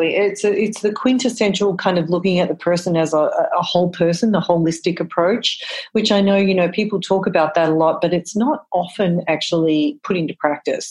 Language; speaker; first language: English; native; English